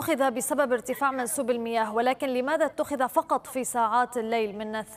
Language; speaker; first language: Arabic; native; Arabic